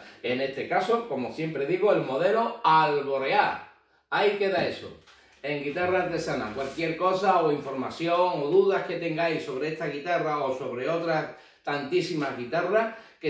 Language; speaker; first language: Spanish; native; Spanish